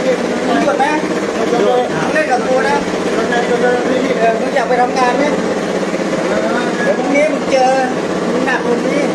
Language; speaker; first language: Thai; native; Thai